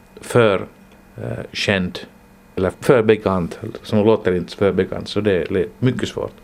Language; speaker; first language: Swedish; non-native, local second language; Finnish